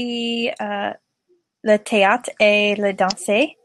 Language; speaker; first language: French; non-native, learner; English